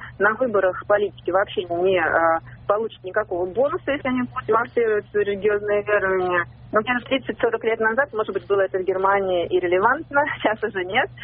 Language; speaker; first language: Russian; non-native, fluent; German